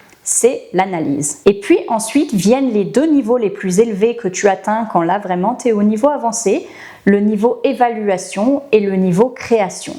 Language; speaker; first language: French; native; French